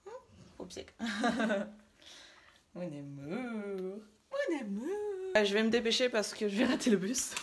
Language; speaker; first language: French; early bilingual, other home language; Russian